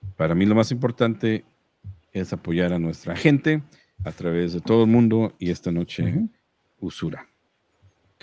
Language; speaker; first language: Spanish; early bilingual, heritage; Spanish